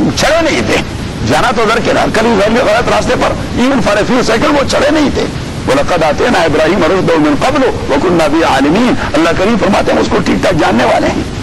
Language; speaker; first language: Urdu; non-native, local second language; Pashto